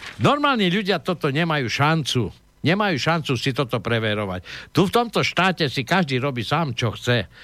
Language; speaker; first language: Slovak; native; Slovak